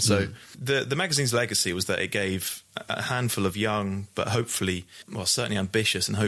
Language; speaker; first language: English; native; English